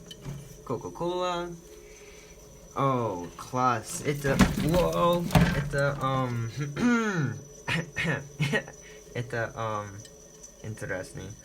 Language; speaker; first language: Russian; non-native, learner; English